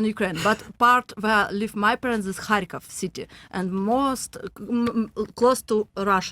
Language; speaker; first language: English; non-native, learner; Russian